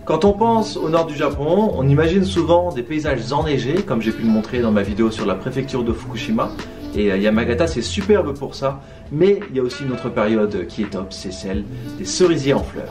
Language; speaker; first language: French; native; French